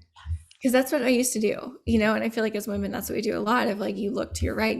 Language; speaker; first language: English; native; English